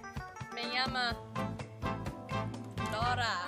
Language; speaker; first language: Spanish; non-native, learner; English